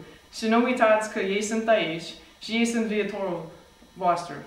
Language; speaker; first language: Romanian; non-native, fluent; English